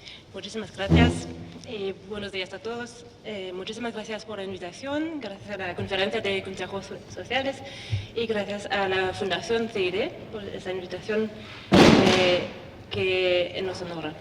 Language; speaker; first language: Spanish; non-native, learner; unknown